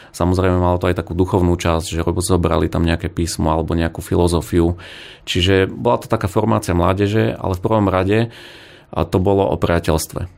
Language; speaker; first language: Slovak; native; Slovak